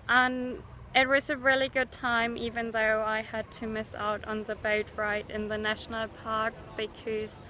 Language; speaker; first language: English; non-native, fluent; German